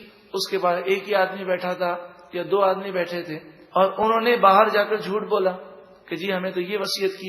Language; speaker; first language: Urdu; native; Urdu